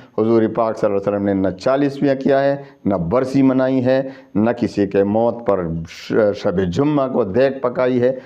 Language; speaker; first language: Urdu; non-native, local second language; Pashto